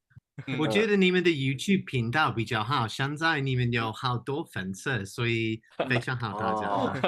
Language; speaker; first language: Chinese; non-native, fluent; English